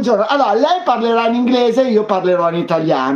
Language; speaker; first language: Italian; native; Italian